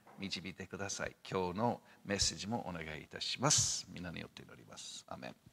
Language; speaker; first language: Japanese; non-native, fluent; English